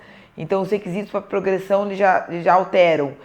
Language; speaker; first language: Portuguese; native; Portuguese